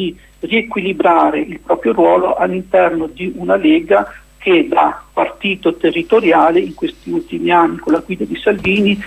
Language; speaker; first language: Italian; native; Italian